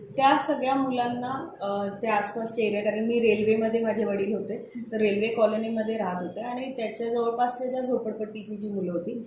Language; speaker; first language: Marathi; non-native, local second language; Hindi